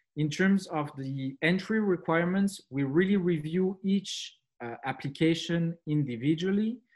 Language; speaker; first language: English; non-native, fluent; French